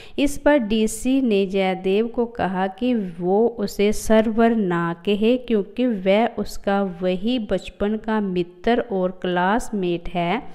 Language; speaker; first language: Hindi; non-native, local second language; Punjabi